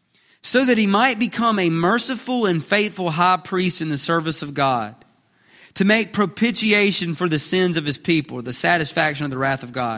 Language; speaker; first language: English; native; English